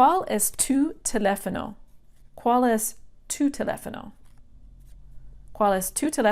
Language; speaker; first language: Spanish; non-native, fluent; English